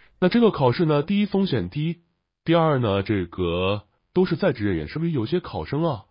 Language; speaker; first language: Chinese; native; Chinese